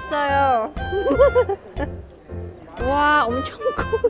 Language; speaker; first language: Korean; non-native, learner; Cantonese